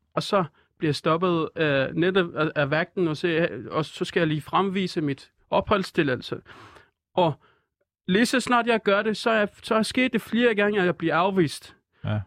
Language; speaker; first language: Danish; non-native, fluent; Persian